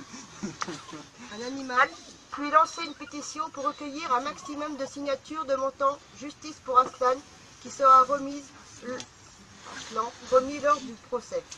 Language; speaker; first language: French; native; French